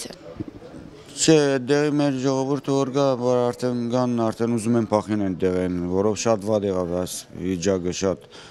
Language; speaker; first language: Armenian; native; Armenian